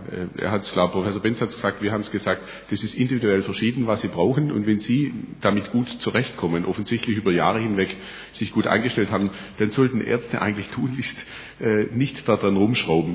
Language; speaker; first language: German; native; German